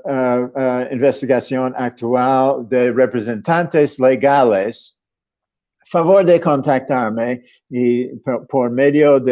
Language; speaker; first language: Spanish; non-native, fluent; English